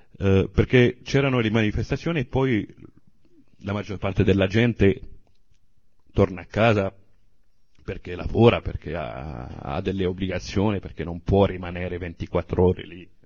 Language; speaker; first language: Italian; non-native, fluent; Arabic